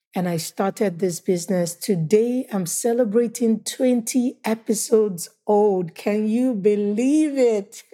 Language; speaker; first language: English; non-native, local second language; Igbo